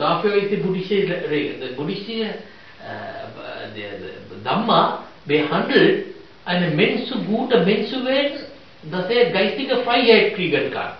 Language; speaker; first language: German; non-native, fluent; Sinhala